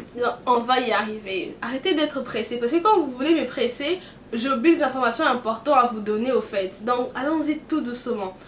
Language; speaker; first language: French; non-native, local second language; Lingala